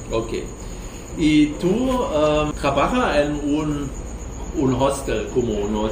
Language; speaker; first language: Spanish; non-native, learner; German